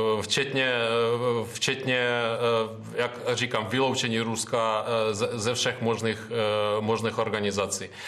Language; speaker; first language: Czech; non-native, fluent; Ukrainian